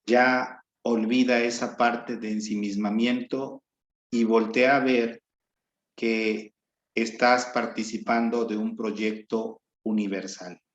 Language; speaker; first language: Spanish; native; Spanish